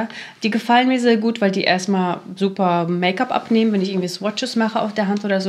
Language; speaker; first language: German; native; German